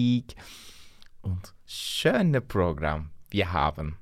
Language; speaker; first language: German; non-native, learner; Turkish